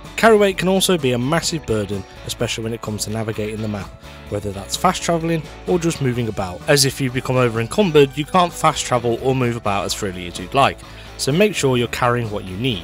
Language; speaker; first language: English; native; English